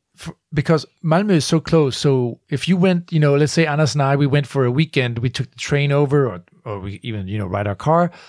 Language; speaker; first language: English; non-native, fluent; Danish